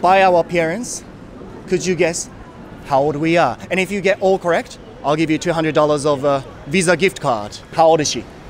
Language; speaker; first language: English; non-native, fluent; Japanese